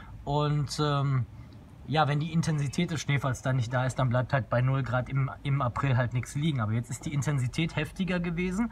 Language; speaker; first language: German; native; German